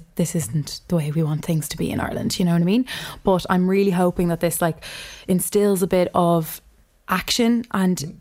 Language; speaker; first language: English; native; English